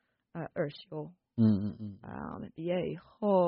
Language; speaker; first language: Chinese; non-native, fluent; English